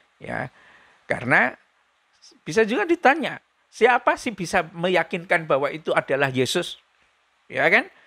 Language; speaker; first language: Indonesian; native; Indonesian